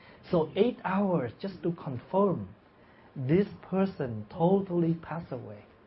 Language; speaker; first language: English; non-native, fluent; Vietnamese